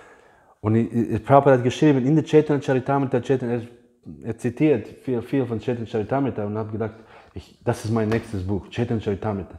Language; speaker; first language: German; non-native, fluent; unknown